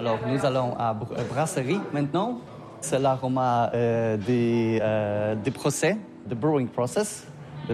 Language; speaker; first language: French; non-native, learner; Polish